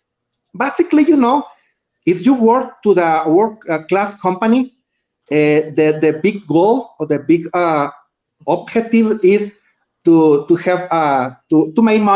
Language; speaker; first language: English; non-native, learner; Spanish